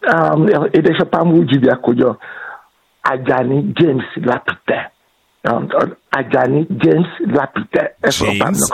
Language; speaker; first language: Hungarian; non-native, fluent; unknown